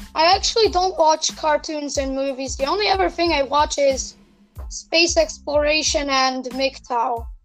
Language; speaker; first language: English; non-native, fluent; Serbian